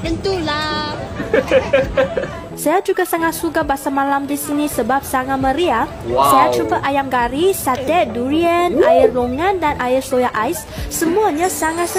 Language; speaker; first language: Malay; non-native, fluent; Chinese